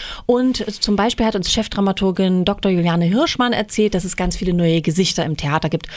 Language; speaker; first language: German; native; German